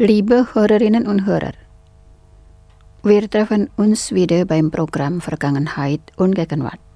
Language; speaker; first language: German; non-native, fluent; Indonesian